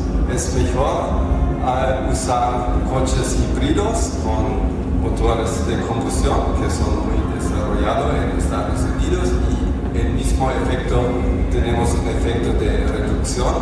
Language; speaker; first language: Spanish; non-native, fluent; German